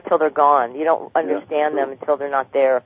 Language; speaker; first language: English; native; English